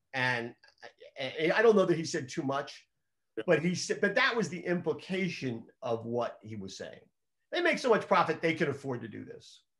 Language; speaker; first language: English; native; English